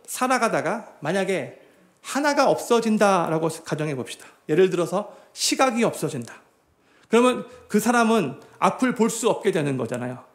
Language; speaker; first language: Korean; native; Korean